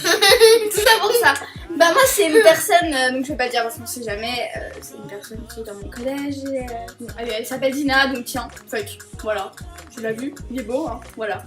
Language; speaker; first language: French; native; French